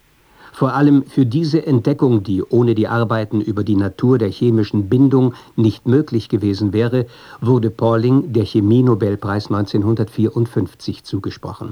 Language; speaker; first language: German; native; German